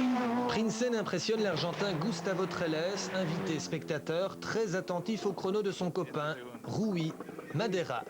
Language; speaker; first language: French; native; French